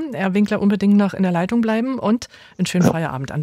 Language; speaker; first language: German; native; German